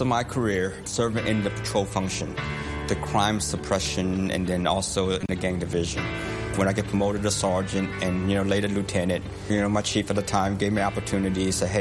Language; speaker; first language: English; non-native, local second language; Cantonese